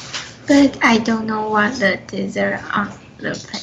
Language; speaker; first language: English; non-native, learner; Chinese